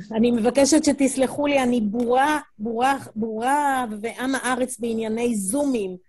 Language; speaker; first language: Hebrew; native; Hebrew